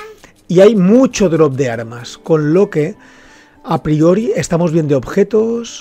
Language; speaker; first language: Spanish; native; Spanish